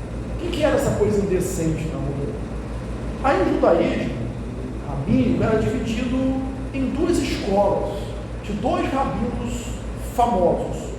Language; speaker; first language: Portuguese; native; Portuguese